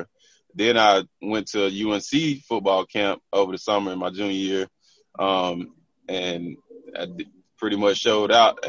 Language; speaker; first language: English; native; English